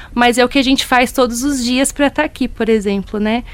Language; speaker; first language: Portuguese; native; Portuguese